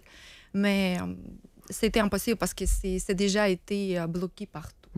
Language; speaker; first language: French; non-native, learner; Ukrainian